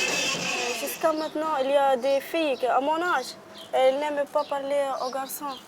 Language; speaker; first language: French; non-native, learner; Arabic